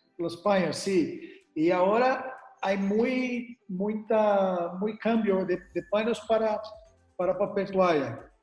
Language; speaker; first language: Spanish; non-native, learner; Portuguese